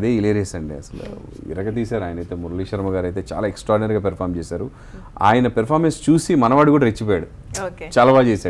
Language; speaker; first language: Telugu; native; Telugu